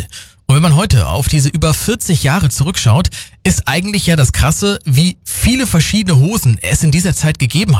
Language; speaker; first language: German; native; German